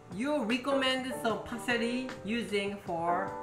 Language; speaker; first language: English; non-native, learner; Japanese